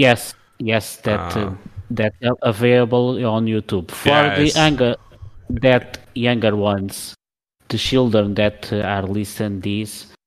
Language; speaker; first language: English; non-native, learner; Portuguese